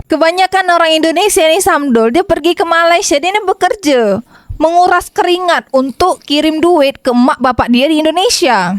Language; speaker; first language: Indonesian; native; Indonesian